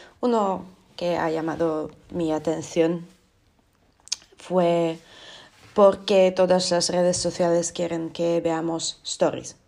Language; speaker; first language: Spanish; non-native, fluent; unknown